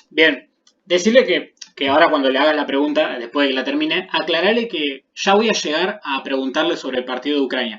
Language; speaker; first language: Spanish; native; Spanish